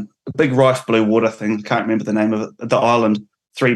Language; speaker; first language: English; native; English